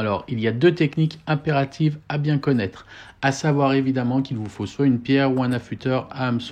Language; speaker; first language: French; native; French